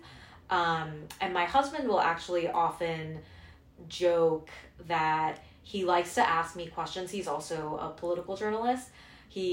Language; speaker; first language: English; non-native, local second language; Korean